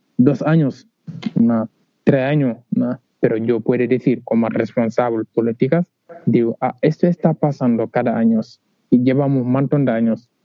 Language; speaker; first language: Spanish; non-native, learner; Wolof